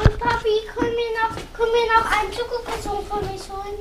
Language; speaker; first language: German; native; German